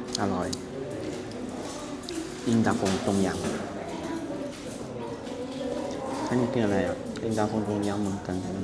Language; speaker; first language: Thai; non-native, learner; Chinese